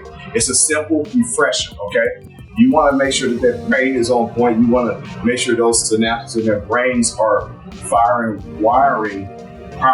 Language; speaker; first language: English; native; English